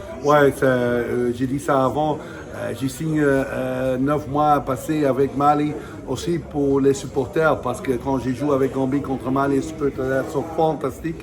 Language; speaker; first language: French; non-native, fluent; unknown